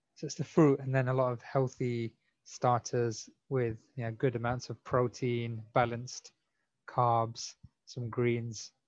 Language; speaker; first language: English; native; English